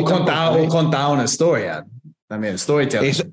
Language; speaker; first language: Spanish; non-native, fluent; English